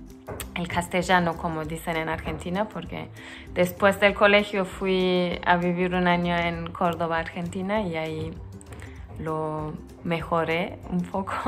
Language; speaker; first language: Spanish; non-native, fluent; Turkish